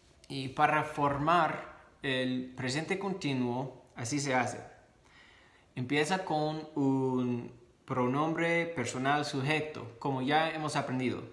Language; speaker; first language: Spanish; non-native, fluent; English